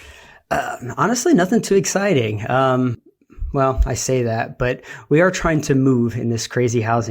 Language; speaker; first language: English; native; English